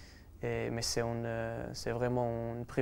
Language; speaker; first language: French; non-native, learner; Portuguese